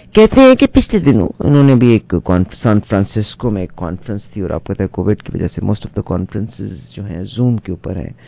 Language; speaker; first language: Urdu; native; Urdu